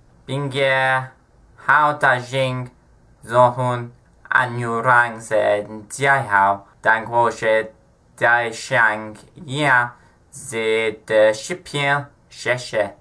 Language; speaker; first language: Chinese; non-native, learner; English